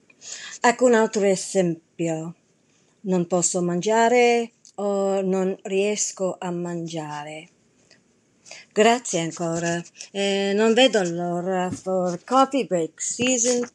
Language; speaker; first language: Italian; non-native, learner; English